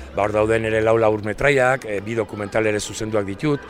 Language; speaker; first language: Basque; native; Basque